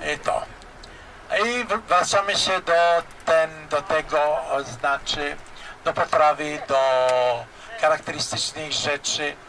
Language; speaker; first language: Polish; non-native, learner; Albanian